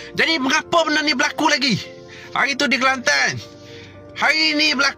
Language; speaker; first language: Malay; native; Malay